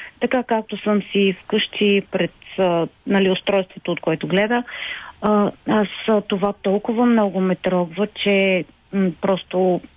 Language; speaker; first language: Bulgarian; native; Bulgarian